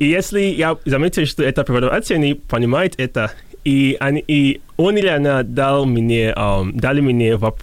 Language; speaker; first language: Russian; non-native, learner; English